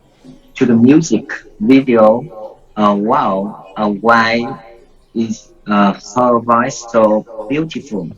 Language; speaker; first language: English; non-native, learner; Vietnamese